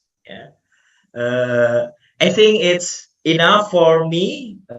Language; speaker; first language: English; non-native, fluent; Indonesian